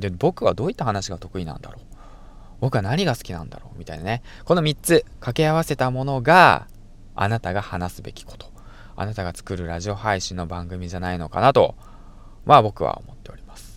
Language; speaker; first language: Japanese; native; Japanese